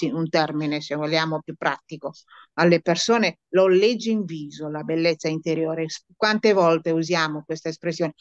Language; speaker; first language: Italian; non-native, fluent; Romanian